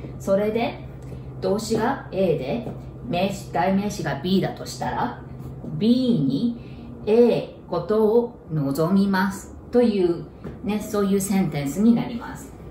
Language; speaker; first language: Japanese; native; Japanese